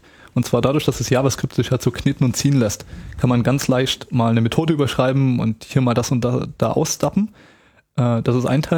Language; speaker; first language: German; native; German